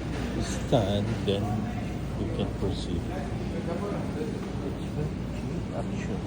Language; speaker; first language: English; non-native, local second language; Filipino